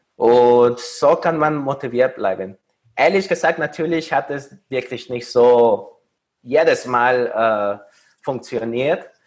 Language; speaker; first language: German; non-native, fluent; Spanish